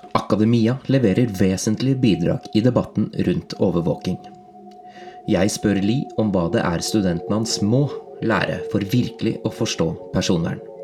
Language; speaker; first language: Norwegian; native; Norwegian